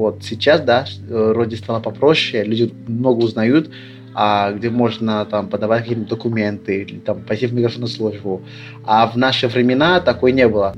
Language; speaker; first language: Russian; early bilingual, other home language; Lingala